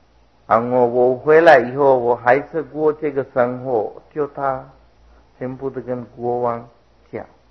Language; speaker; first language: Chinese; non-native, fluent; Sinhala